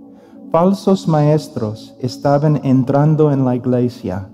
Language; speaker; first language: Spanish; non-native, fluent; English